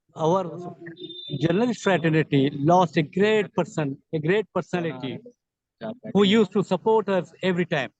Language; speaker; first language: English; non-native, local second language; Urdu